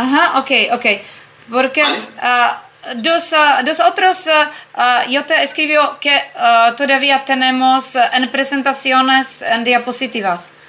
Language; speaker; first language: Spanish; non-native, learner; Czech